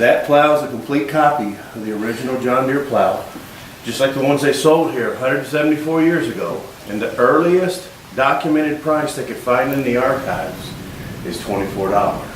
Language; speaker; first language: English; native; English